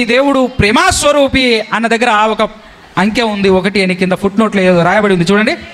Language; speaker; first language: Telugu; native; Telugu